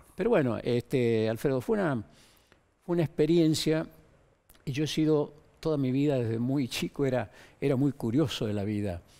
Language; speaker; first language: Spanish; native; Spanish